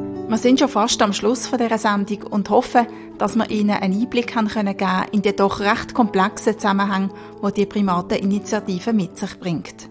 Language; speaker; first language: German; native; German